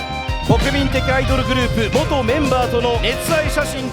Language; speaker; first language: Japanese; native; Japanese